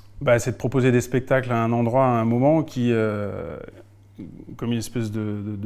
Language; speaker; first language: French; native; French